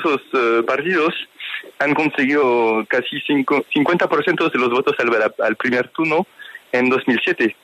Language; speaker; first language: Spanish; non-native, fluent; French